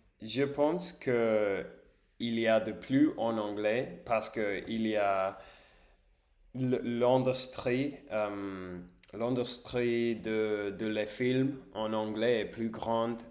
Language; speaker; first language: French; non-native, learner; English